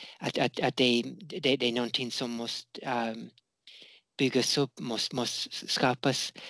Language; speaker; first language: Swedish; non-native, fluent; English